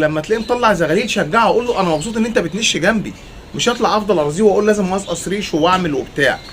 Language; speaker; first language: Arabic; native; Arabic